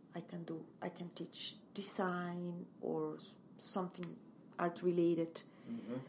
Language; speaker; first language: English; non-native, fluent; Spanish